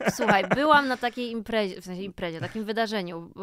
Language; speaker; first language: Polish; native; Polish